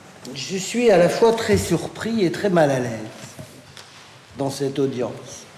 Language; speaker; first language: French; native; French